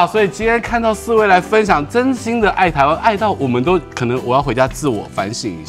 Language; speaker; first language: Chinese; native; Chinese